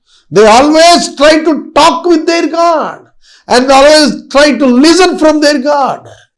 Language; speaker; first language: English; non-native, local second language; Telugu